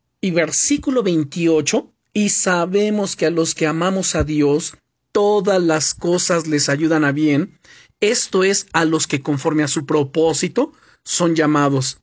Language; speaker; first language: Spanish; native; Spanish